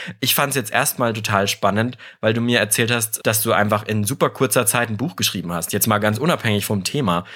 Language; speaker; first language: German; native; German